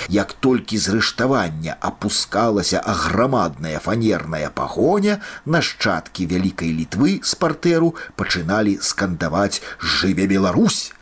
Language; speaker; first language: Belarusian; native; Belarusian